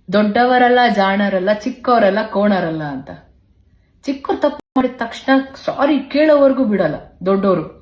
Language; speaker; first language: Kannada; native; Kannada